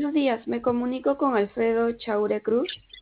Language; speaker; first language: Spanish; native; Spanish